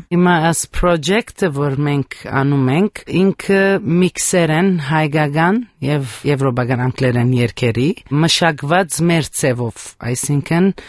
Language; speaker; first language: Armenian; early bilingual, heritage; Armenian